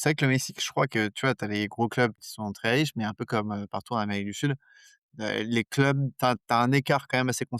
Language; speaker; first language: French; native; French